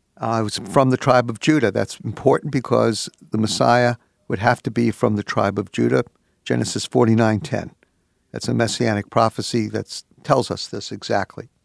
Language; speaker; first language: English; native; English